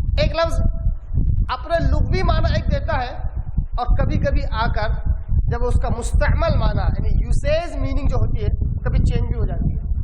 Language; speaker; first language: Urdu; native; Urdu